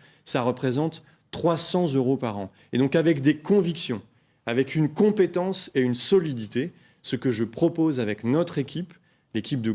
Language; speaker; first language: French; native; French